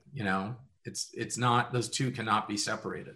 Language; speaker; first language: English; native; English